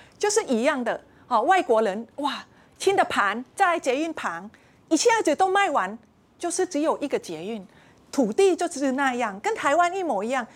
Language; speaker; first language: Chinese; non-native, fluent; Thai